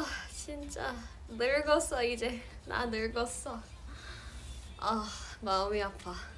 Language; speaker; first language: Korean; non-native, fluent; English